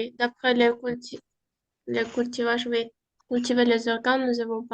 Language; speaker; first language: French; non-native, fluent; Uzbek